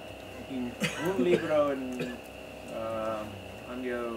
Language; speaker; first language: Spanish; non-native, learner; English